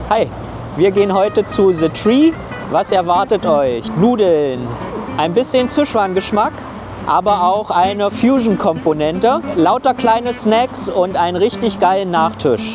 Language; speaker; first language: German; non-native, fluent; Chinese